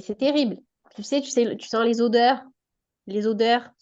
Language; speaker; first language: French; native; French